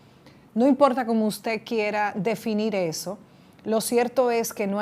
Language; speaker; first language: Spanish; native; Spanish